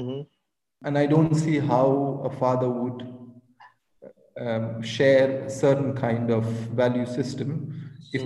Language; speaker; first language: English; non-native, local second language; Pashto